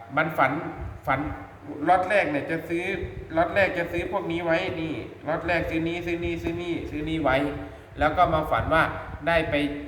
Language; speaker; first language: Thai; non-native, local second language; Northeastern Thai